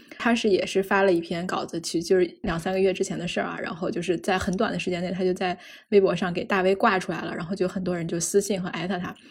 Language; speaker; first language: Chinese; native; Chinese